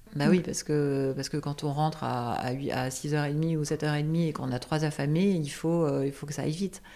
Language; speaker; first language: French; native; French